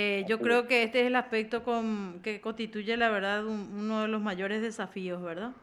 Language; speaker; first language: Spanish; native; Spanish